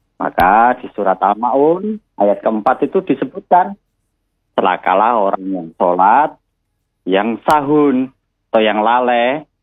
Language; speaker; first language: Malay; non-native, local second language; Javanese